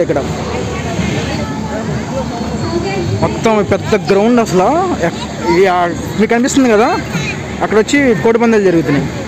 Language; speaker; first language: Telugu; native; Telugu